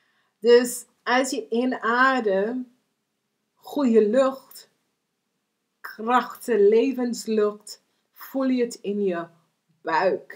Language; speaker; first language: Dutch; non-native, learner; English